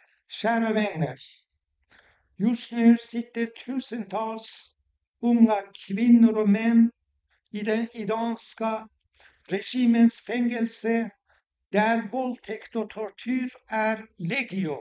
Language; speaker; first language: Swedish; non-native, fluent; Persian